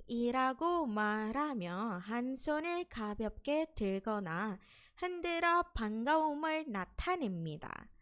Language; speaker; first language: Korean; non-native, fluent; Indonesian